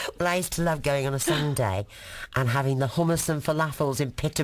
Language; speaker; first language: English; native; English